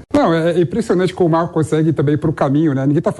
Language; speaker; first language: Portuguese; native; Portuguese